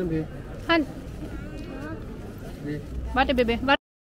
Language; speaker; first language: German; non-native, learner; Filipino